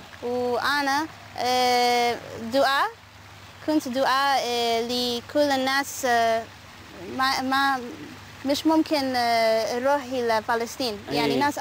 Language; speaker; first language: Arabic; non-native, learner; English